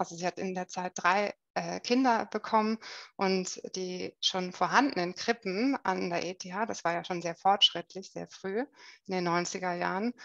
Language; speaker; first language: German; native; German